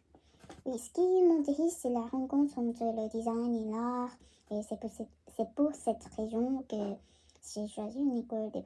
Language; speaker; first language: French; non-native, learner; Korean